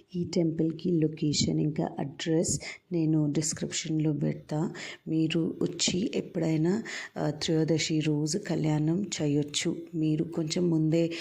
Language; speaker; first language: Telugu; non-native, local second language; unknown